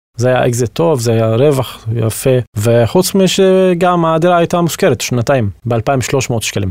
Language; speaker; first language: Hebrew; non-native, local second language; Arabic